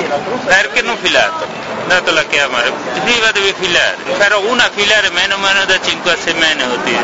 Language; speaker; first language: Italian; non-native, learner; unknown